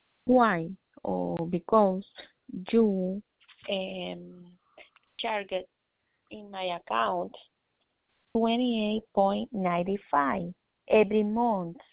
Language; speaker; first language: English; non-native, learner; Spanish